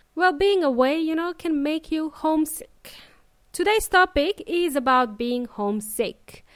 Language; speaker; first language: English; native; English